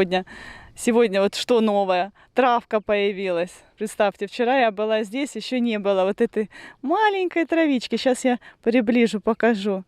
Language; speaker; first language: Russian; native; Russian